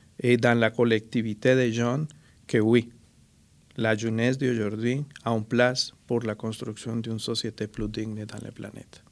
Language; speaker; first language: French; non-native, fluent; Spanish